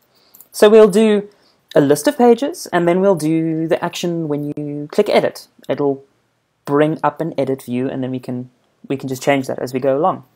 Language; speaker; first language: English; native; English